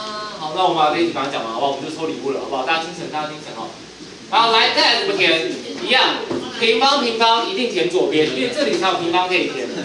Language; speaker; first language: Chinese; native; Chinese